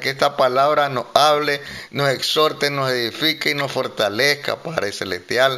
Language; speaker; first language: Spanish; native; Spanish